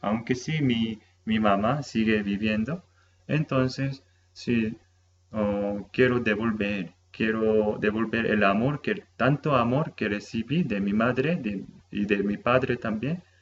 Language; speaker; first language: Spanish; non-native, fluent; Korean